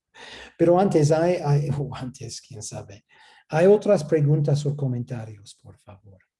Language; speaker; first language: Spanish; non-native, fluent; English